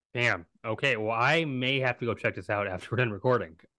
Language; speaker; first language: English; native; English